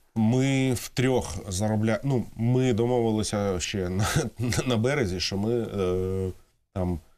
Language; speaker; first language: Ukrainian; native; Ukrainian